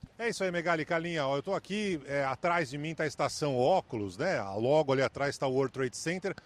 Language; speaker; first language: Portuguese; native; Portuguese